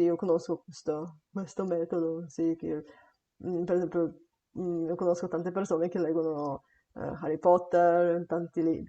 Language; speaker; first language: Italian; non-native, fluent; Bulgarian